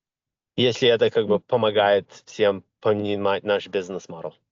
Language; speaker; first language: Russian; early bilingual, other home language; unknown